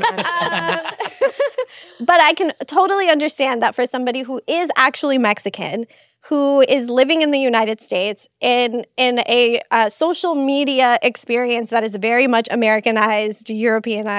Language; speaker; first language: English; native; English